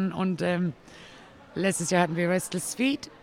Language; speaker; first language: German; non-native, learner; English